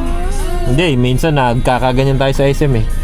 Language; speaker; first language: Filipino; native; Filipino